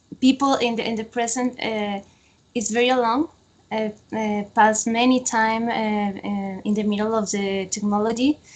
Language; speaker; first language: English; non-native, fluent; Spanish